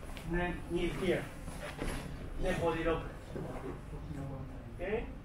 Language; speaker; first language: English; non-native, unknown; Japanese